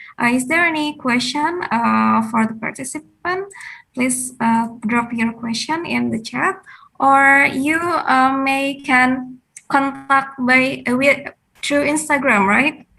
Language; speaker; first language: English; non-native, fluent; Indonesian